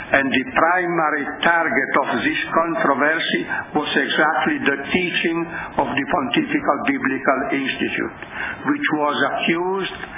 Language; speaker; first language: English; non-native, fluent; Italian